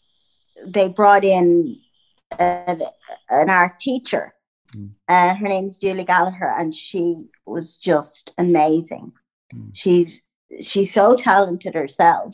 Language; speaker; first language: English; native; English